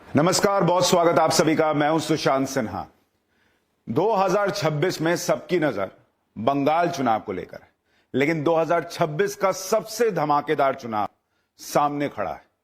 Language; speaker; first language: Hindi; native; Hindi